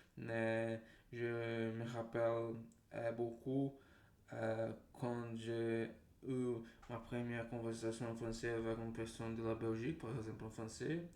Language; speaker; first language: French; non-native, learner; Portuguese